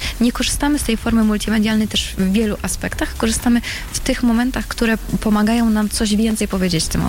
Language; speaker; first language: Polish; native; Polish